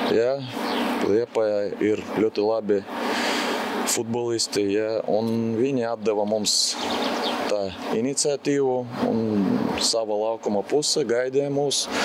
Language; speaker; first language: Latvian; non-native, local second language; Russian